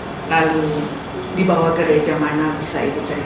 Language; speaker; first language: Indonesian; native; Indonesian